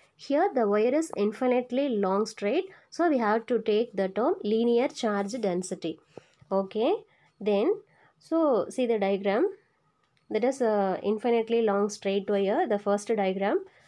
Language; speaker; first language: English; non-native, local second language; Tamil